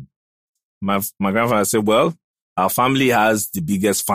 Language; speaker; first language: English; non-native, local second language; Igbo